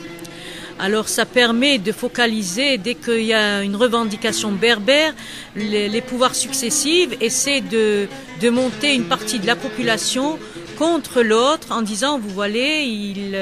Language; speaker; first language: French; non-native, local second language; Kabyle